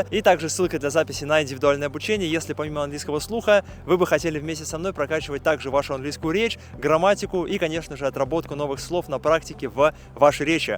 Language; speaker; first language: Russian; native; Russian